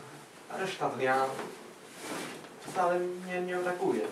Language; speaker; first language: Polish; non-native, fluent; Spanish